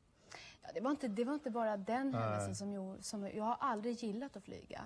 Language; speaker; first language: Swedish; native; Swedish